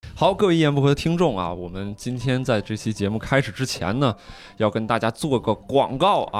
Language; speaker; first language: Chinese; native; Chinese